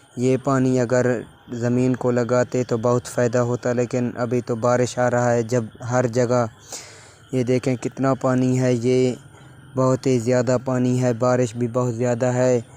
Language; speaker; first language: Urdu; non-native, local second language; Saraiki